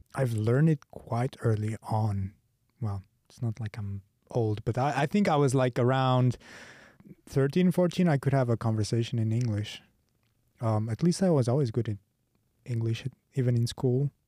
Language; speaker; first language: English; non-native, fluent; Portuguese